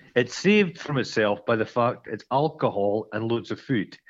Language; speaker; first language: English; native; English